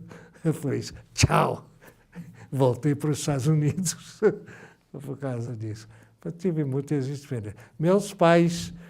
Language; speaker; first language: Portuguese; early bilingual, other home language; Japanese